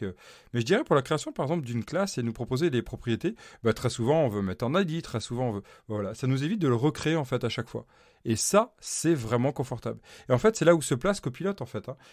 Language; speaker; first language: French; native; French